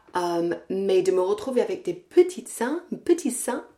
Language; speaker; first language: French; non-native, fluent; English